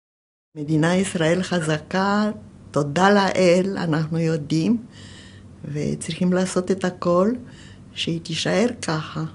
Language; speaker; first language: Hebrew; non-native, fluent; Romanian